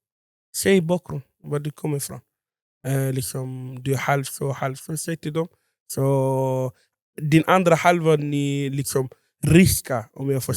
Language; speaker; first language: Swedish; non-native, fluent; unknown